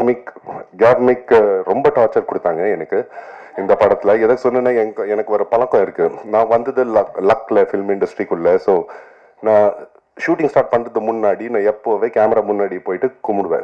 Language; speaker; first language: Tamil; non-native, local second language; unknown